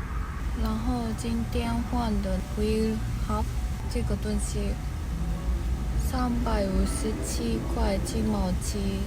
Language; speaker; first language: Chinese; non-native, fluent; Japanese